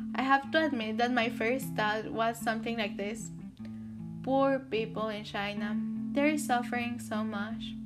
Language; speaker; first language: English; early bilingual, other home language; Spanish